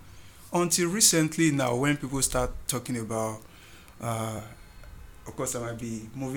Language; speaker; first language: English; non-native, local second language; Yoruba